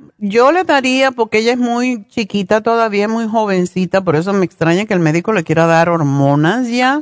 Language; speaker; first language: Spanish; native; Spanish